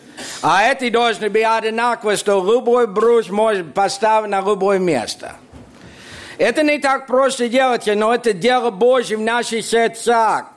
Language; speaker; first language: Russian; non-native, fluent; English